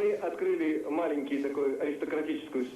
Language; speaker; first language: Russian; native; Russian